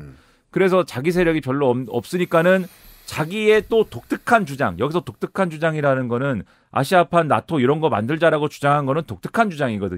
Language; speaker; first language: Korean; native; Korean